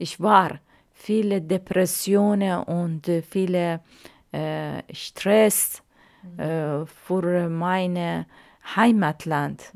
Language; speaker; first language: German; non-native, learner; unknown